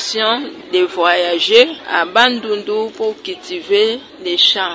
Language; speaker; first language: French; non-native, learner; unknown